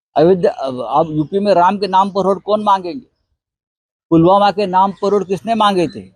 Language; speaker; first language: Hindi; non-native, local second language; Marathi